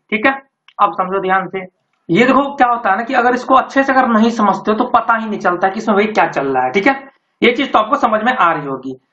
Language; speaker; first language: Hindi; native; Hindi